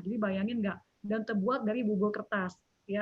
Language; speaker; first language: Indonesian; native; Indonesian